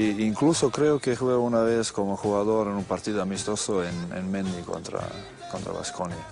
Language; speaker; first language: Spanish; non-native, fluent; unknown